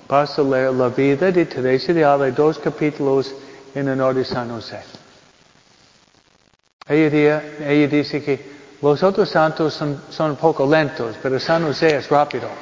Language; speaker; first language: Spanish; non-native, fluent; English